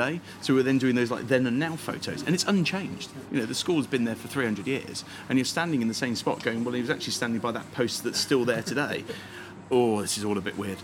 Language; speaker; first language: English; native; English